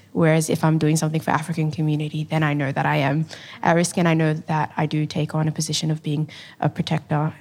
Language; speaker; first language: English; native; English